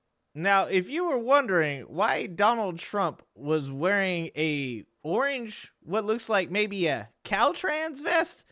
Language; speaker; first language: English; native; English